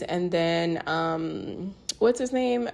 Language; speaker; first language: English; native; English